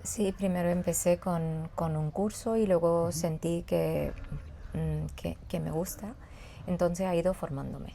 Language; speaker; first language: Spanish; non-native, fluent; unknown